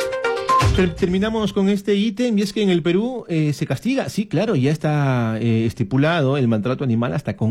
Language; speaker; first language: Spanish; native; Spanish